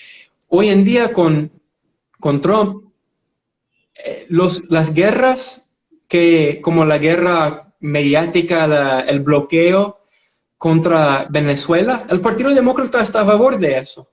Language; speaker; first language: Spanish; non-native, fluent; English